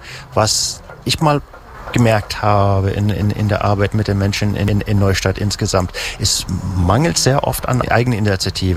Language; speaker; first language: German; native; German